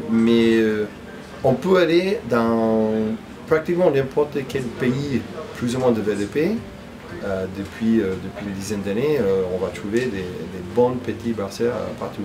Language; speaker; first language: French; non-native, fluent; English